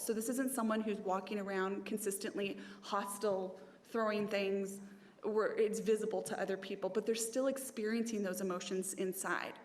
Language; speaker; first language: English; native; English